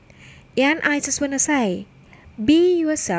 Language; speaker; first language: English; non-native, fluent; Thai